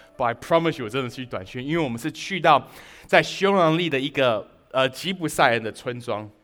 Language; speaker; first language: Chinese; early bilingual, heritage; Chinese